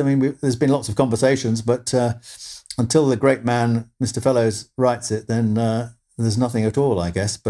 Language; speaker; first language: English; native; English